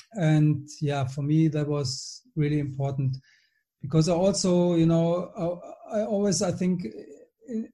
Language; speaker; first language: English; non-native, fluent; German